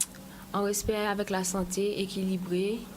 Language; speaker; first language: French; native; French